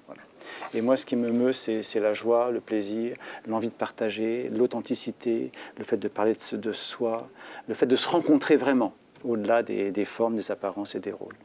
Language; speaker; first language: French; native; French